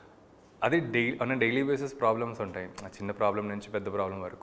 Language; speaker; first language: Telugu; native; Telugu